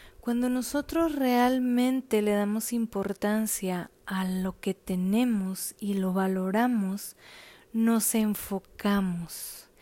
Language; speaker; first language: Spanish; native; Spanish